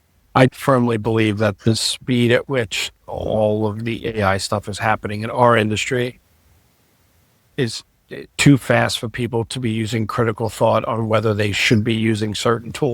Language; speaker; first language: English; native; English